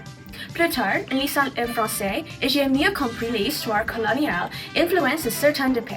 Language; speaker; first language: French; non-native, learner; English